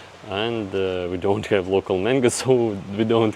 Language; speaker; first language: English; non-native, fluent; Russian